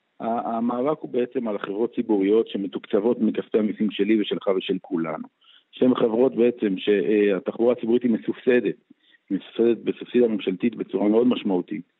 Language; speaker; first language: Hebrew; native; Hebrew